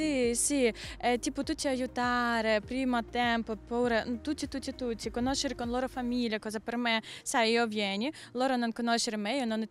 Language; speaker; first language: Italian; non-native, learner; Ukrainian